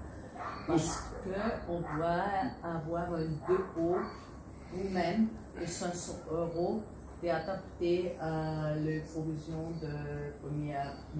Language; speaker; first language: French; non-native, learner; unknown